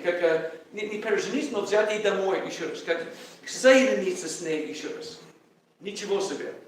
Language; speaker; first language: Russian; non-native, learner; English